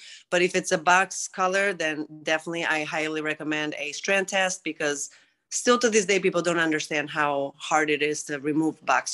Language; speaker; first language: English; non-native, fluent; Greek